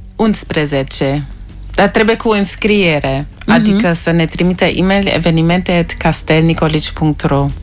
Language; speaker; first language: Romanian; early bilingual, heritage; Romanian